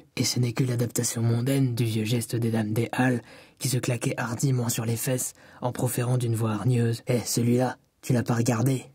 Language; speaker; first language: French; native; French